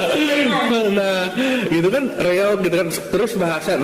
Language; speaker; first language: Indonesian; native; Indonesian